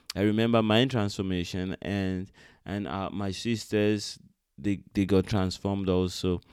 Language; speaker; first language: English; non-native, local second language; Yoruba